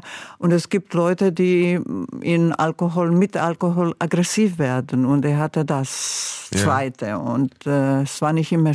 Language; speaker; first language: German; non-native, fluent; Croatian